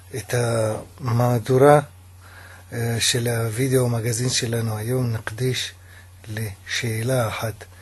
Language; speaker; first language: Hebrew; non-native, fluent; Russian